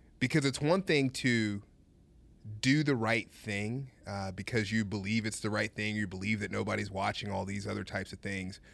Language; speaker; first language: English; native; English